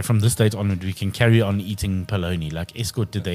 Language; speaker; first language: English; native; English